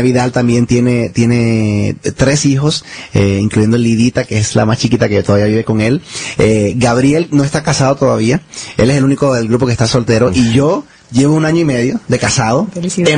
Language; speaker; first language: Spanish; early bilingual, heritage; Spanish